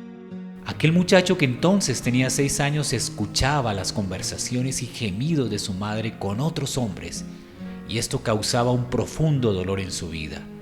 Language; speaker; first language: Spanish; native; Spanish